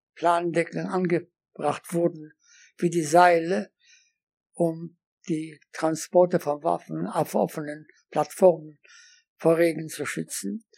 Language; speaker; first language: German; non-native, fluent; Polish